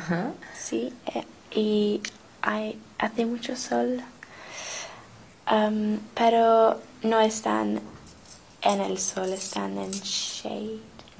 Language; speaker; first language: Spanish; non-native, learner; English